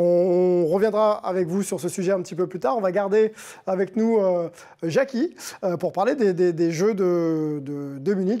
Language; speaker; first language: French; native; French